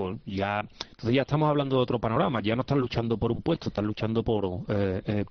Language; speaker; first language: Spanish; native; Spanish